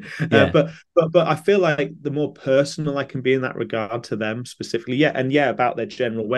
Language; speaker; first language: English; native; English